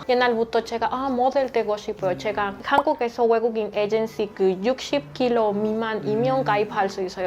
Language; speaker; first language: Korean; non-native, learner; Spanish